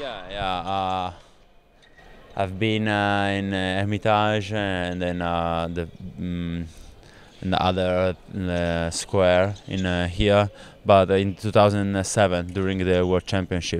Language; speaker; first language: English; non-native, learner; Italian